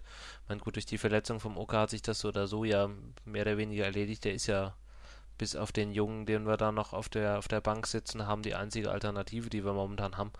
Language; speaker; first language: German; native; German